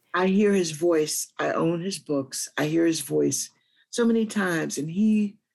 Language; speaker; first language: English; native; English